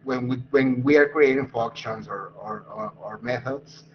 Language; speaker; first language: English; non-native, fluent; Spanish